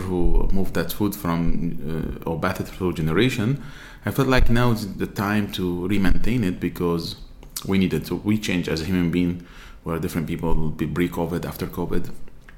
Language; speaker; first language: English; non-native, fluent; Arabic